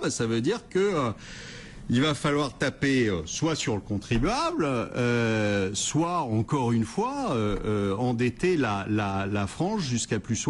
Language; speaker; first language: French; native; French